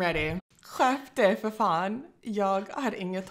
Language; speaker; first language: Swedish; non-native, learner; English